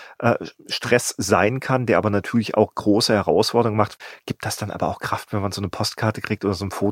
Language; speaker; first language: German; native; German